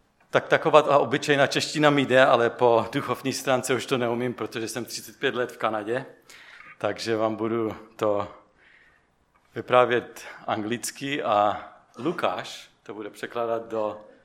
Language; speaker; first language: Czech; native; Czech